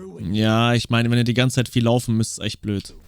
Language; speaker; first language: German; native; German